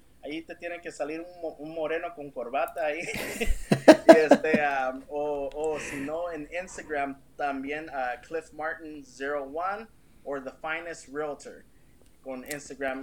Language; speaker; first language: Spanish; early bilingual, heritage; Spanish